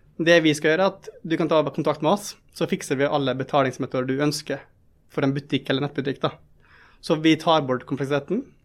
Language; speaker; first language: Norwegian; early bilingual, other home language; Tamil